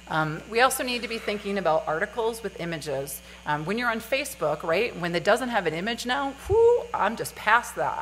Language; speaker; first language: English; native; English